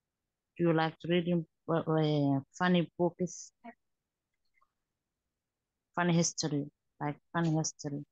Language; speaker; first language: English; non-native, learner; Somali